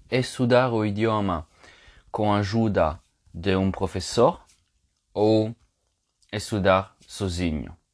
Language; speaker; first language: Portuguese; non-native, fluent; Italian